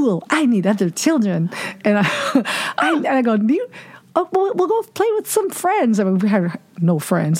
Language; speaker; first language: English; non-native, fluent; German